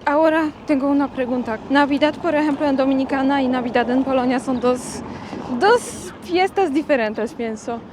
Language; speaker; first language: Spanish; non-native, fluent; Polish